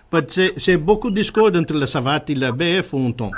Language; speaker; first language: French; non-native, learner; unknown